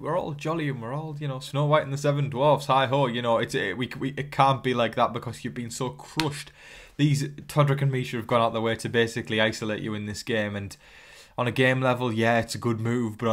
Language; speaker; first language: English; native; English